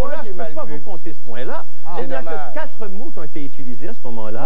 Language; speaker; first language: French; native; French